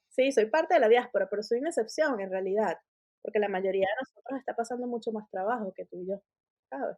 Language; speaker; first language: Spanish; native; Spanish